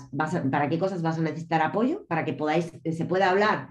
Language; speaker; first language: Spanish; native; Spanish